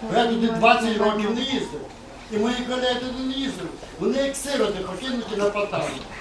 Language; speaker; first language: Ukrainian; native; Ukrainian